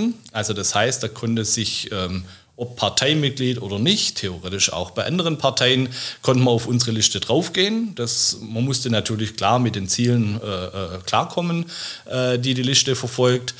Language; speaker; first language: German; native; German